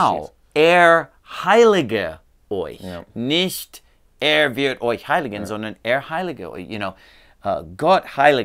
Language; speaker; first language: German; non-native, learner; English